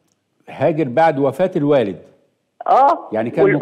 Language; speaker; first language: Arabic; native; Arabic